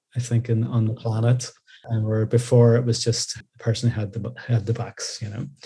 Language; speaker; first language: English; native; English